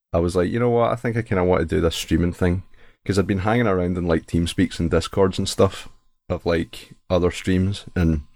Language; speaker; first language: English; native; English